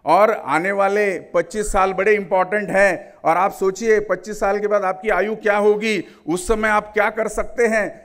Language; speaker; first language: Hindi; non-native, local second language; Marathi